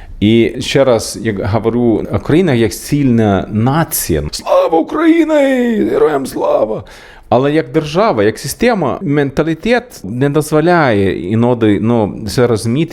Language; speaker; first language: Ukrainian; non-native, learner; Swedish